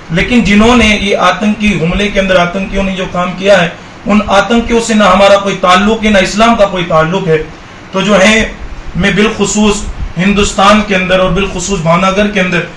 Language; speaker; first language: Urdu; non-native, local second language; Gujarati